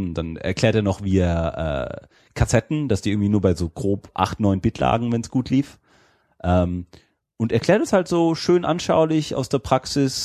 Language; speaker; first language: German; native; German